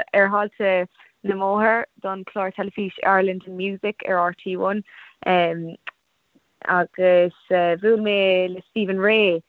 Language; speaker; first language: Irish; non-native, local second language; English